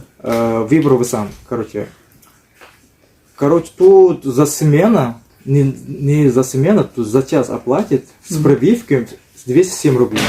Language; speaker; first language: Russian; non-native, learner; Uzbek